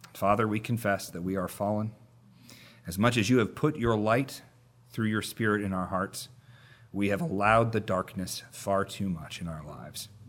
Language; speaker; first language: English; native; English